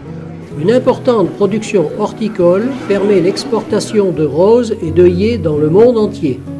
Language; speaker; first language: French; native; French